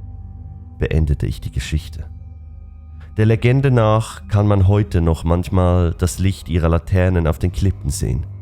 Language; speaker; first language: German; native; German